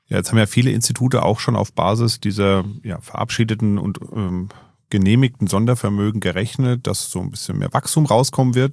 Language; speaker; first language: German; native; German